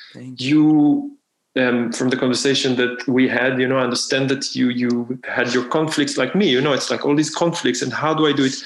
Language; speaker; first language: English; non-native, fluent; Hebrew